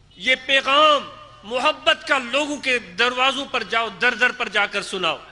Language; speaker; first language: Urdu; non-native, local second language; Sindhi